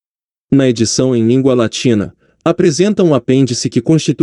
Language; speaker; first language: Portuguese; native; Portuguese